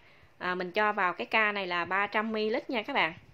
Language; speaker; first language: Vietnamese; native; Vietnamese